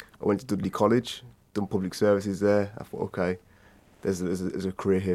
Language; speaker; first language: English; native; English